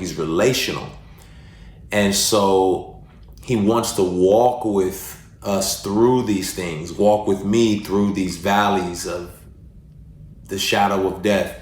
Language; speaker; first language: English; native; English